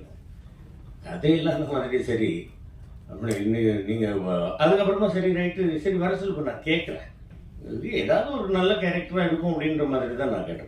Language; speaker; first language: Tamil; native; Tamil